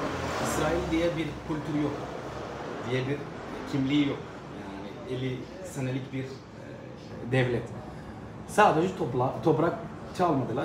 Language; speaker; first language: Turkish; non-native, fluent; Arabic